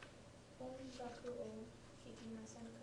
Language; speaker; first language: Japanese; non-native, learner; English